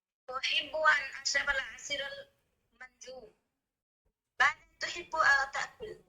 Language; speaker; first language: Arabic; non-native, learner; Bangla